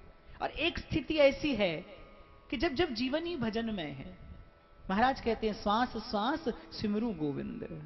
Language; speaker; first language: Hindi; native; Hindi